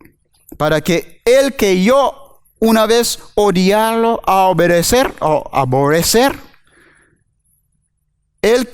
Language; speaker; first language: Spanish; non-native, learner; English